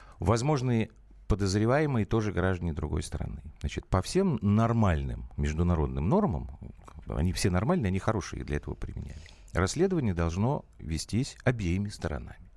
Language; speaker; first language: Russian; native; Russian